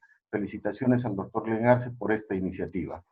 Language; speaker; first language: Spanish; native; Spanish